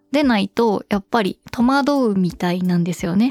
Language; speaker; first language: Japanese; early bilingual, heritage; Japanese